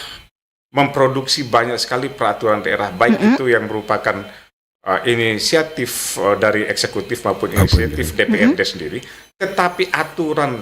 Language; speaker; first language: Indonesian; native; Indonesian